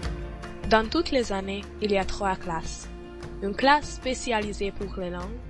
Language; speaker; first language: French; non-native, learner; Hungarian